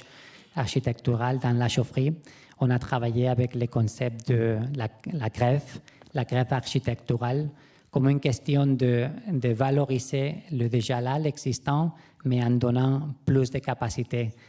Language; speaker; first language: French; non-native, fluent; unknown